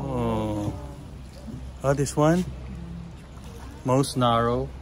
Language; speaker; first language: English; non-native, local second language; Filipino